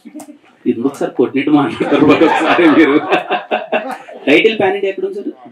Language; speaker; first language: Telugu; native; Telugu